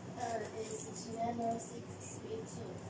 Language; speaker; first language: English; non-native, learner; Chinese